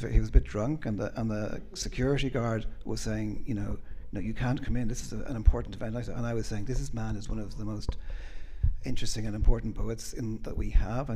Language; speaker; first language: English; native; English